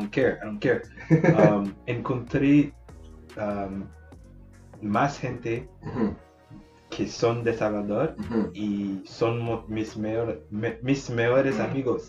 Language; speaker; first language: Spanish; non-native, learner; English